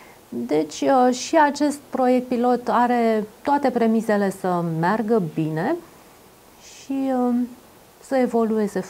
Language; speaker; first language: Romanian; native; Romanian